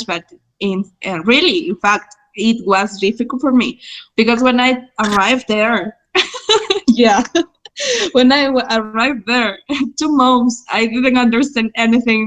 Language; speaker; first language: English; non-native, fluent; Spanish